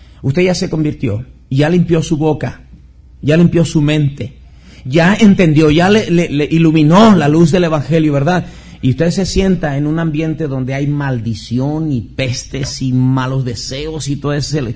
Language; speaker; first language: Spanish; native; Spanish